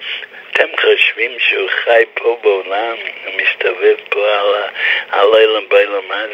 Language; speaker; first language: Hebrew; non-native, fluent; English